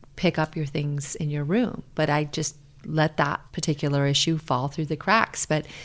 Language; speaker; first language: English; native; English